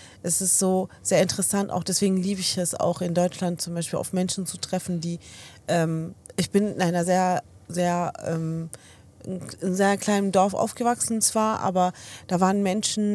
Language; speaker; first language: German; early bilingual, other home language; Arabic